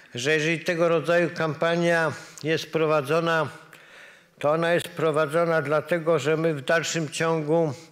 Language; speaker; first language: Polish; native; Polish